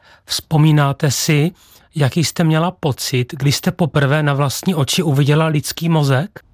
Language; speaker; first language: Czech; native; Czech